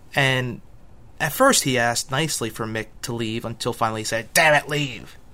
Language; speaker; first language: English; native; English